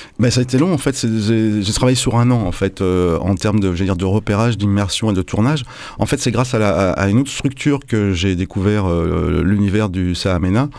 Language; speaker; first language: French; native; French